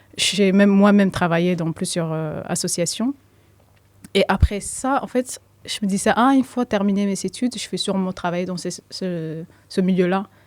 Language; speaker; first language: French; non-native, fluent; Somali